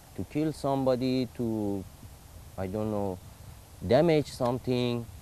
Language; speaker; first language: English; non-native, learner; Persian